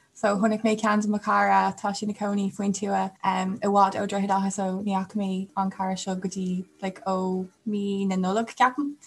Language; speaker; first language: Irish; non-native, local second language; English